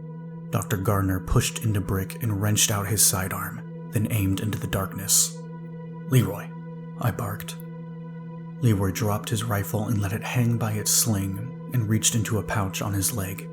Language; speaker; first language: English; native; English